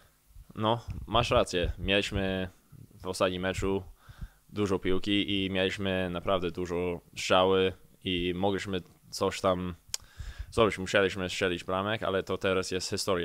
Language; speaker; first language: Polish; early bilingual, heritage; English